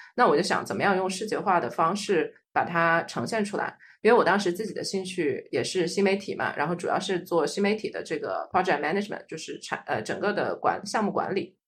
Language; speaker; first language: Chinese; native; Chinese